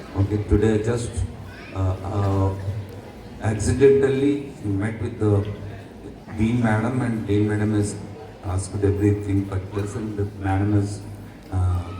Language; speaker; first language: English; non-native, local second language; Telugu